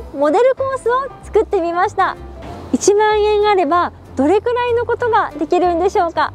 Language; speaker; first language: Japanese; native; Japanese